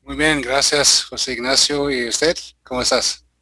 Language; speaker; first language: Spanish; non-native, fluent; German